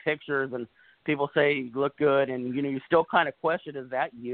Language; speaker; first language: English; native; English